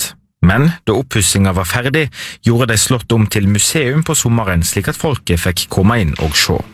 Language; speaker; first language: Norwegian; native; Norwegian